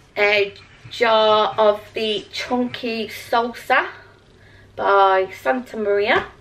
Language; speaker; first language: English; native; English